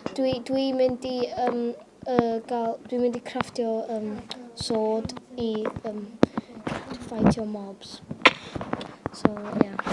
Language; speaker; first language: Welsh; non-native, local second language; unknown